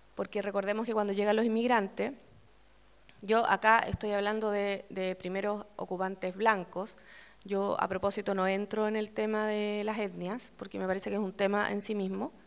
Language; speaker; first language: Spanish; native; Spanish